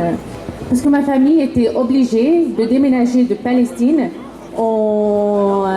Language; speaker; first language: French; non-native, learner; Arabic